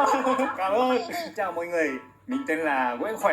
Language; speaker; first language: Vietnamese; non-native, fluent; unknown